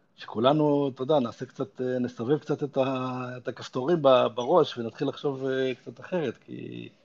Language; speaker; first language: Hebrew; native; Hebrew